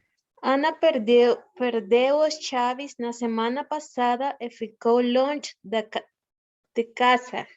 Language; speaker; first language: Portuguese; non-native, learner; Spanish